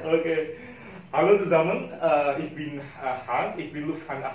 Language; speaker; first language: German; non-native, learner; Indonesian